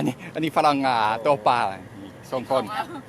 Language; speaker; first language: Thai; non-native, learner; French